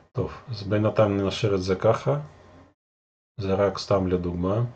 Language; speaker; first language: Hebrew; non-native, fluent; Russian